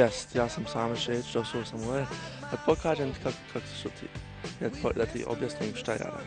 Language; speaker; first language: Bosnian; early bilingual, heritage; Bosnian